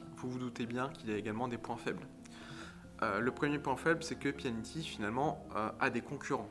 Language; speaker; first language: French; native; French